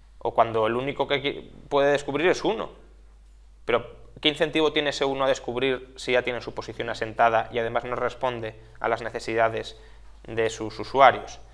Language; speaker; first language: Spanish; native; Spanish